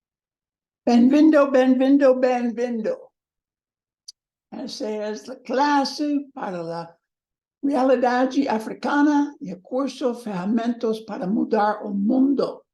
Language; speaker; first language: Portuguese; non-native, learner; English